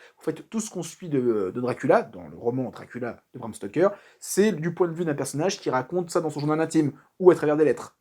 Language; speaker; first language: French; native; French